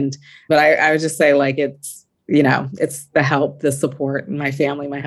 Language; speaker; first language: English; native; English